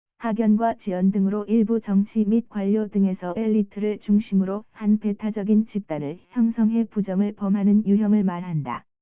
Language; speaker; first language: Korean; native; Korean